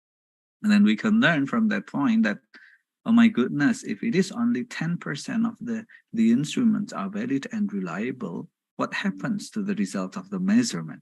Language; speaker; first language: English; non-native, fluent; Indonesian